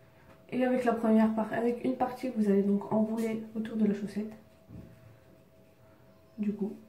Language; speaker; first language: French; native; French